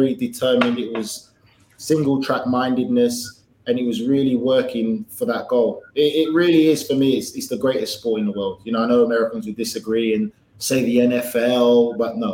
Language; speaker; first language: English; native; English